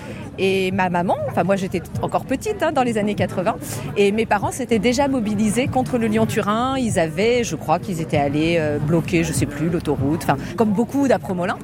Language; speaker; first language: French; native; French